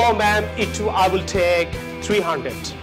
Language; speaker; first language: English; non-native, learner; Bangla